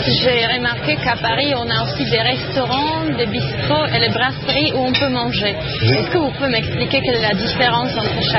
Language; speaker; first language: French; non-native, fluent; Slovak